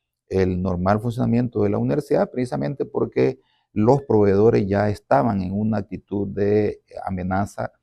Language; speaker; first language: Spanish; native; Spanish